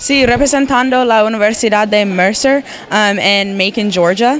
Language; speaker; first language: Spanish; non-native, learner; English